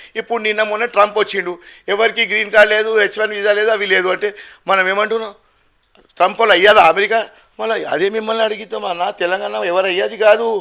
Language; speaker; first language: Telugu; non-native, local second language; Gujarati